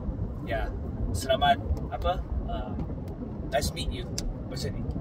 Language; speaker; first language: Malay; non-native, fluent; Korean